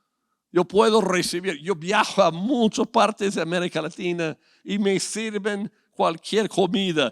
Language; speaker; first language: Spanish; non-native, fluent; English